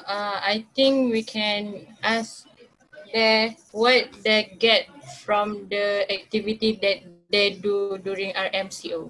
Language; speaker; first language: English; non-native, local second language; Malay